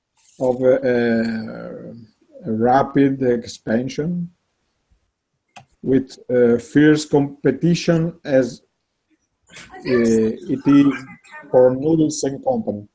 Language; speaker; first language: English; non-native, learner; Italian